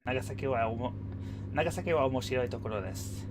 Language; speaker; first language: Japanese; non-native, learner; English